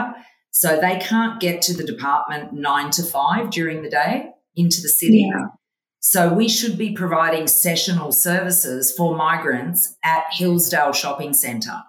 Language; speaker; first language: English; early bilingual, other home language; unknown